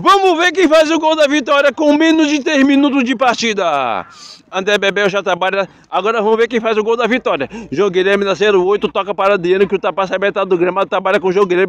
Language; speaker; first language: Portuguese; native; Portuguese